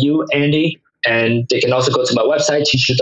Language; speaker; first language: English; non-native, local second language; Cantonese